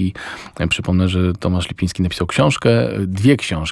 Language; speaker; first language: Polish; native; Polish